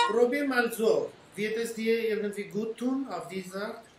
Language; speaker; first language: German; non-native, fluent; Armenian